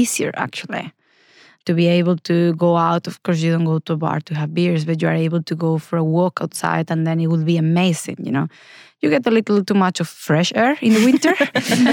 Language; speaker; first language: English; non-native, fluent; Spanish